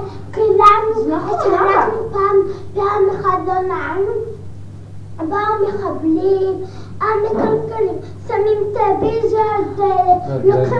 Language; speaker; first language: Hebrew; early bilingual, other home language; English